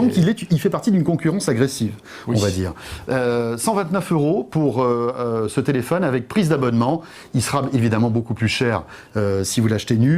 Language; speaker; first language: French; native; French